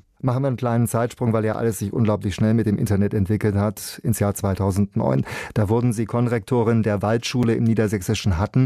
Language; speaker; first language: German; native; German